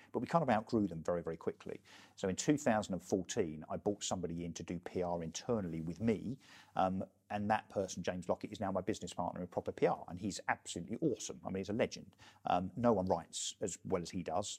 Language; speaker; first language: English; native; English